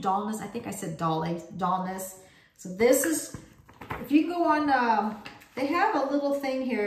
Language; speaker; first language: English; native; English